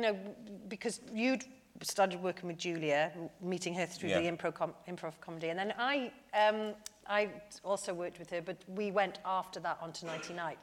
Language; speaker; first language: English; native; English